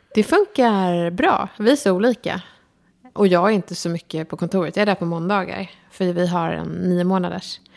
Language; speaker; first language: Swedish; native; Swedish